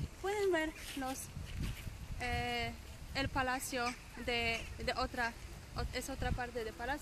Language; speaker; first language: Spanish; non-native, fluent; Polish